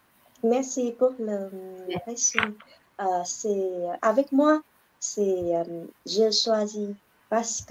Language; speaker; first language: French; non-native, learner; Vietnamese